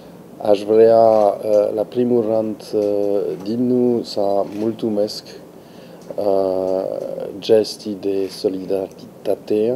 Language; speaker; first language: Romanian; non-native, learner; French